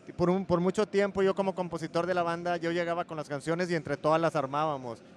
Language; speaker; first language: Spanish; native; Spanish